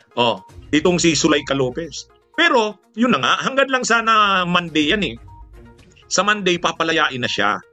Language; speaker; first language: Filipino; native; Filipino